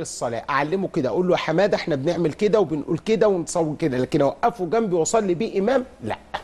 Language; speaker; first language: Arabic; native; Arabic